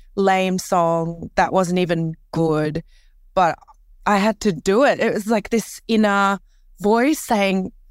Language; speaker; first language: English; early bilingual, other home language; Korean